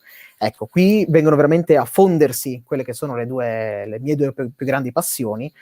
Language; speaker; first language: Italian; native; Italian